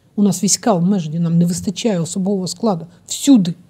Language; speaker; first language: Ukrainian; non-native, fluent; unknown